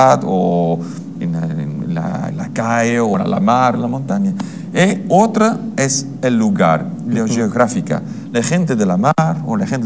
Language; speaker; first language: Spanish; non-native, learner; Dutch